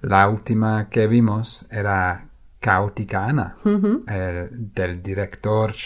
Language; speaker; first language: Spanish; non-native, fluent; English